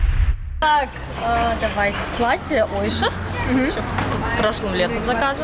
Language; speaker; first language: Russian; native; Russian